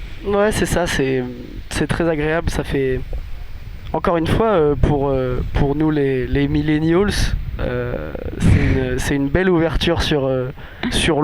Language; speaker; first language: French; native; French